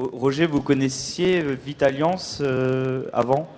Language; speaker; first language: French; native; French